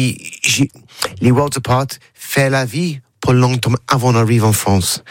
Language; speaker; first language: French; non-native, learner; English